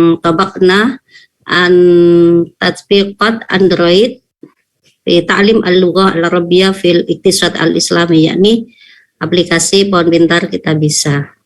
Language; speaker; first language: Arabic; non-native, fluent; Indonesian